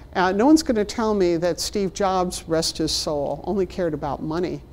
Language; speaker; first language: English; native; English